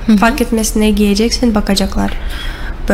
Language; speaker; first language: Turkish; non-native, learner; Russian